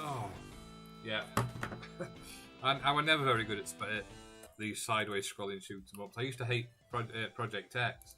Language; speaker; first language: English; native; English